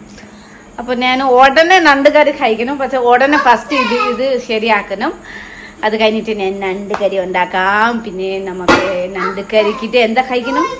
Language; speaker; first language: Malayalam; non-native, fluent; Nepali